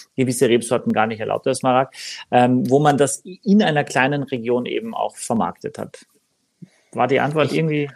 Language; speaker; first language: German; native; German